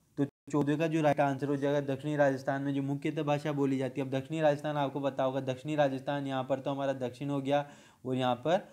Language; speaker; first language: Hindi; native; Hindi